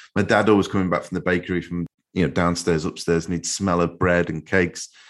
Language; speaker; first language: English; native; English